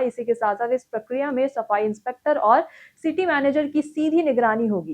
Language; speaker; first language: Hindi; native; Hindi